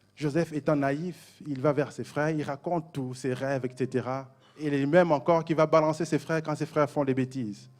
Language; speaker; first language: French; non-native, local second language; Mossi